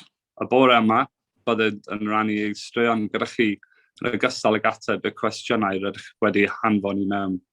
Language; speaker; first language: Welsh; non-native, local second language; English